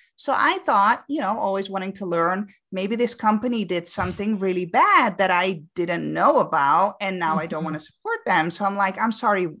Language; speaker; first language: English; non-native, fluent; Dutch